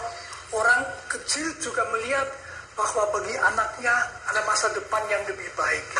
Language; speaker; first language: Indonesian; non-native, fluent; German